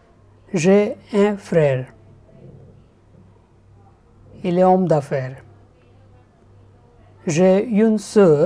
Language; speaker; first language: French; non-native, learner; Gujarati